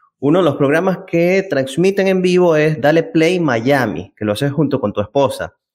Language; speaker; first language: Spanish; native; Spanish